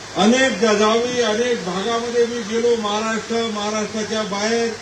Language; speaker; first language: Marathi; non-native, local second language; Lambadi